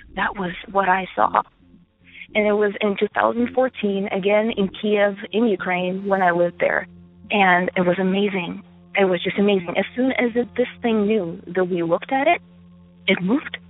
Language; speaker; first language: English; non-native, fluent; Ukrainian